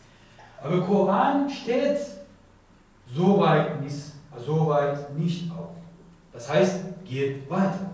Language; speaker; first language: German; non-native, learner; Persian